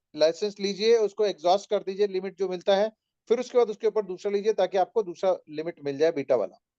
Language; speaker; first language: Hindi; non-native, local second language; Marathi